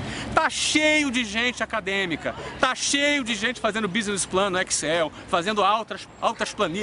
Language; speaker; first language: Portuguese; native; Portuguese